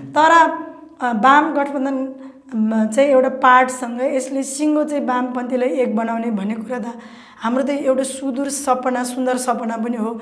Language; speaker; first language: Nepali; non-native, local second language; Eastern Tamang